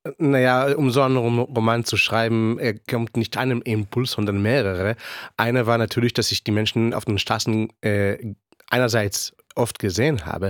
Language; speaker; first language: German; non-native, fluent; Hebrew